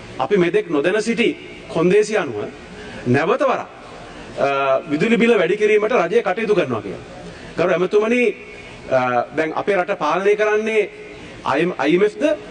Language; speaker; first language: Sinhala; native; Sinhala